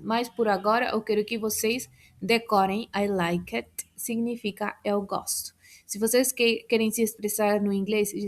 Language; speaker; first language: Portuguese; non-native, fluent; Spanish